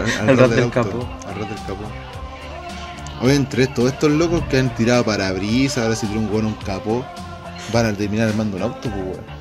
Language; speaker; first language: Spanish; native; Spanish